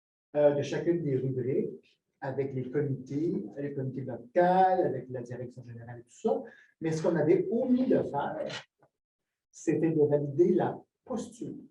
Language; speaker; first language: French; native; French